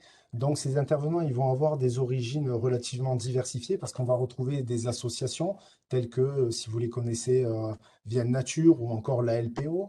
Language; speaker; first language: French; native; French